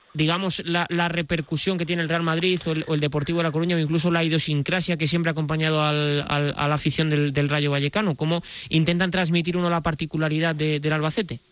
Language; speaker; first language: Spanish; native; Spanish